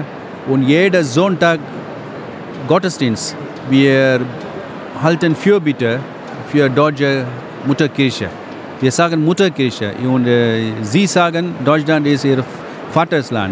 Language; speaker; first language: German; non-native, fluent; Tamil